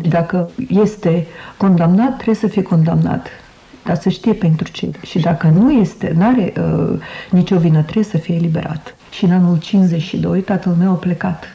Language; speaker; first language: Romanian; early bilingual, other home language; Russian